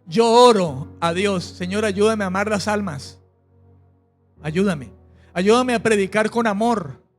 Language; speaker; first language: Spanish; native; Spanish